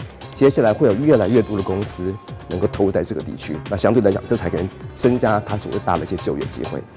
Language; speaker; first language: Chinese; native; Chinese